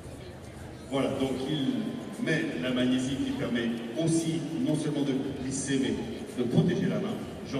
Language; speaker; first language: French; native; French